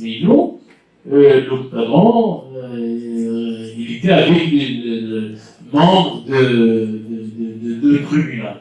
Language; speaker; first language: French; non-native, local second language; Arabic